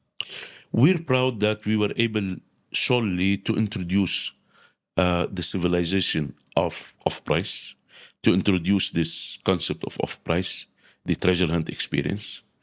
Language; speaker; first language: English; non-native, local second language; Arabic